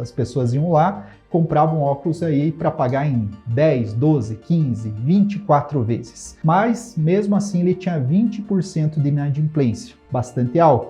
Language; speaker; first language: Portuguese; native; Portuguese